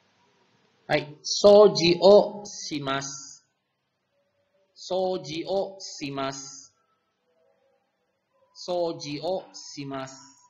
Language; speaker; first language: Japanese; non-native, fluent; Indonesian